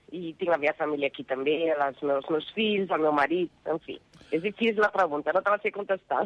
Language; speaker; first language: Catalan; native; Catalan